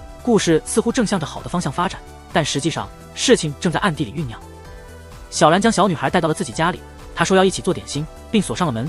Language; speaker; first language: Chinese; native; Chinese